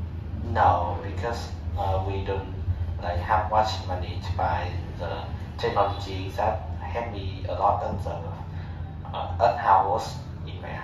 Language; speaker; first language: English; non-native, learner; Vietnamese